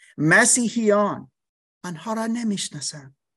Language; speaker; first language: Persian; non-native, learner; English